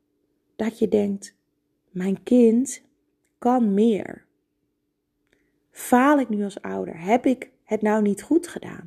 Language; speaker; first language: Dutch; native; Dutch